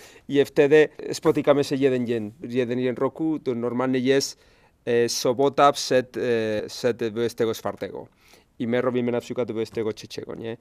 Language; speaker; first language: Polish; non-native, learner; Spanish